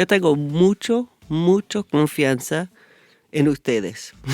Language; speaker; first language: Spanish; non-native, fluent; English